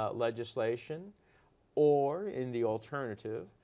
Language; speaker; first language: English; early bilingual, other home language; Spanish